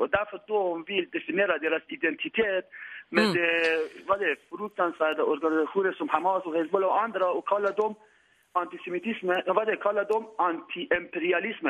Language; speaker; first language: Swedish; non-native, learner; Persian